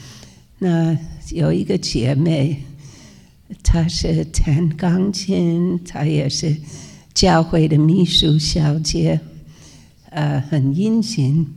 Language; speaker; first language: Chinese; non-native, fluent; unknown